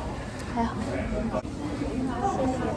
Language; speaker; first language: Chinese; non-native, learner; Tibetan